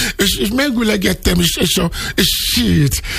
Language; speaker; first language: Hungarian; non-native, learner; Yoruba